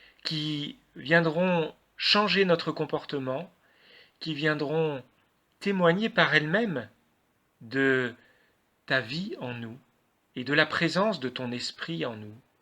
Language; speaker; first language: French; native; French